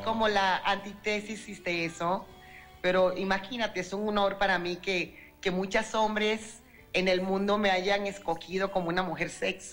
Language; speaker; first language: Spanish; native; Spanish